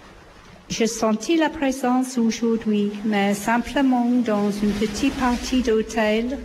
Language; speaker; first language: French; non-native, fluent; English